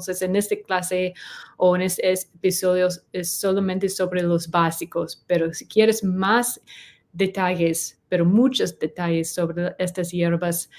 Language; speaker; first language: Spanish; non-native, learner; English